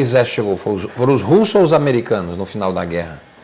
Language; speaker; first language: Portuguese; native; Portuguese